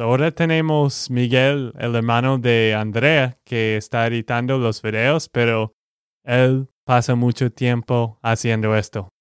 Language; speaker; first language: Spanish; non-native, learner; English